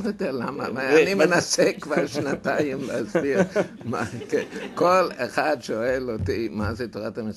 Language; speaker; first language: Hebrew; non-native, fluent; German